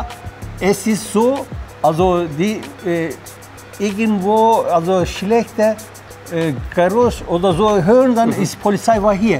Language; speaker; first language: German; non-native, learner; Turkish